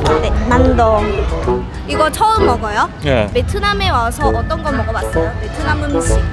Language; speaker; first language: Korean; non-native, learner; Vietnamese